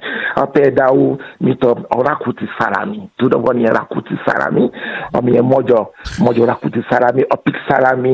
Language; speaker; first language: Hungarian; non-native, fluent; Yoruba